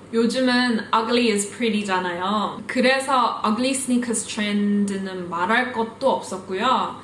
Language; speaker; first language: Korean; early bilingual, heritage; Korean